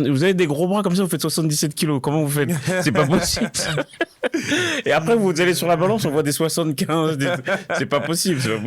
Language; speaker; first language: French; native; French